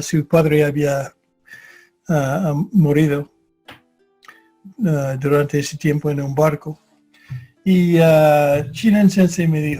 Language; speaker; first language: Spanish; non-native, fluent; English